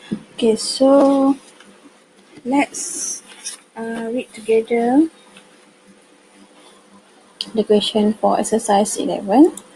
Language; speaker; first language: English; non-native, local second language; Malay